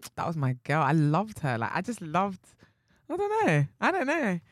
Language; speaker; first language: English; native; English